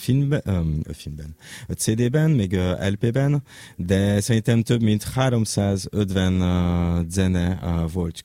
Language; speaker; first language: Hungarian; non-native, learner; French